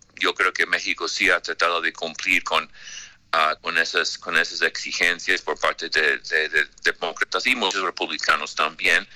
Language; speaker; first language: Spanish; non-native, fluent; English